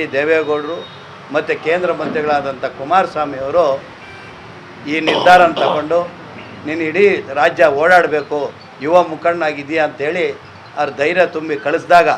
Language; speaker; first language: Kannada; native; Kannada